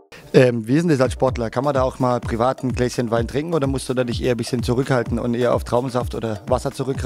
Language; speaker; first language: German; native; German